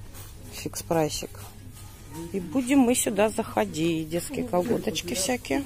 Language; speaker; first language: Russian; native; Russian